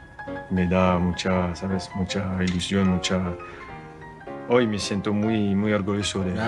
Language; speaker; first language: Spanish; non-native, learner; French